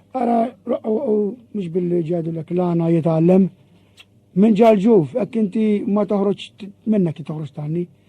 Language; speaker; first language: Maltese; native; Maltese